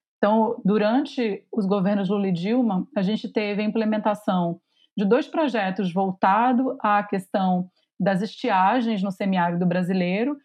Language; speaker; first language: Portuguese; native; Portuguese